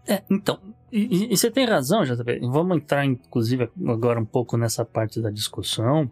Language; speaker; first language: Portuguese; native; Portuguese